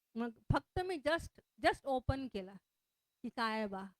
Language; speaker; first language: Hindi; non-native, local second language; Marathi